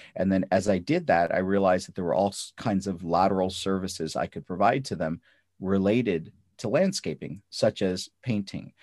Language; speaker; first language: English; early bilingual, other home language; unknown